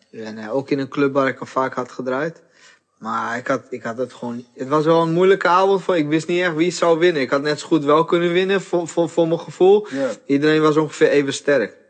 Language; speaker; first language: Dutch; early bilingual, other home language; Portuguese